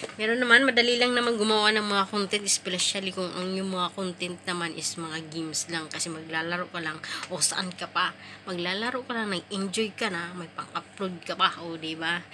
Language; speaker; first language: Filipino; non-native, local second language; Waray